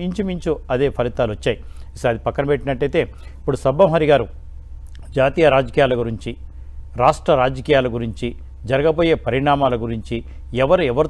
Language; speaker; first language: Telugu; native; Telugu